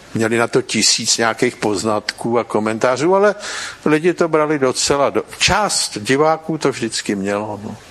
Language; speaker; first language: Czech; native; Czech